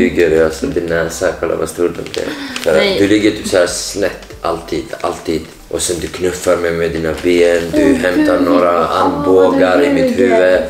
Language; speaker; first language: Swedish; non-native, learner; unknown